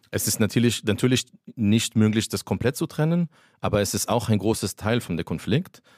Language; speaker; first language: German; non-native, fluent; Hebrew